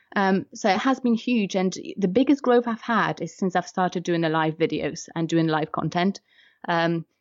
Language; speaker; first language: English; non-native, fluent; Polish